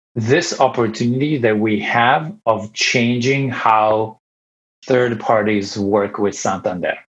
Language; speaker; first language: English; non-native, fluent; Italian